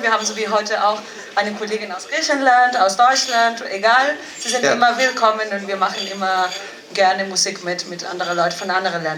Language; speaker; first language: German; non-native, fluent; Galician